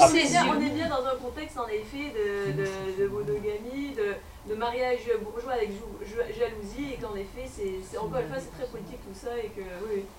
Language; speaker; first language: French; native; French